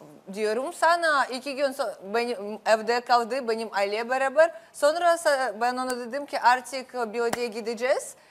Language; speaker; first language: Turkish; non-native, learner; Russian